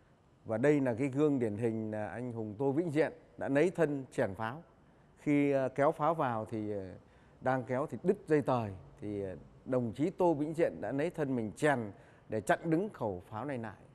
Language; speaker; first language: Vietnamese; native; Vietnamese